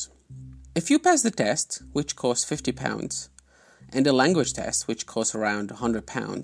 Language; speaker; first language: English; non-native, fluent; Arabic